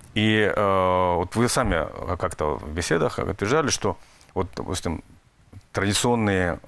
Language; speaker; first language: Russian; native; Russian